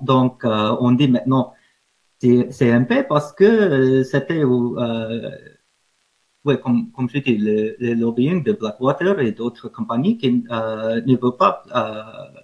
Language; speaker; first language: French; non-native, fluent; English